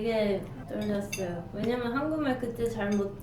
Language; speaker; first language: Korean; non-native, fluent; Dutch